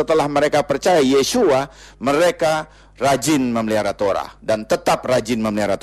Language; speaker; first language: Indonesian; native; Indonesian